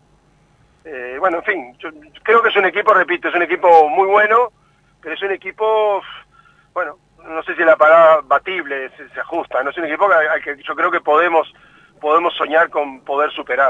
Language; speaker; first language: Spanish; native; Spanish